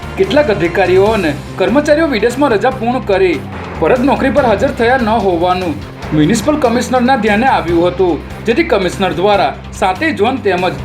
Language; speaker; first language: Gujarati; native; Gujarati